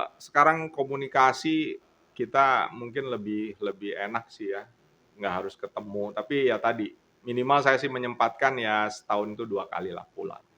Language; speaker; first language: Indonesian; non-native, local second language; Sundanese